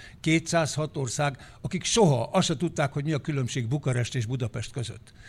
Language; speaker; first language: Hungarian; native; Hungarian